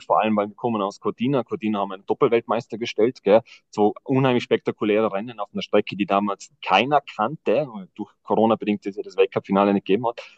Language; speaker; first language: German; native; German